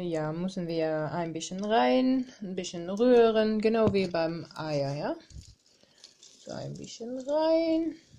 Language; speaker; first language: German; non-native, learner; Armenian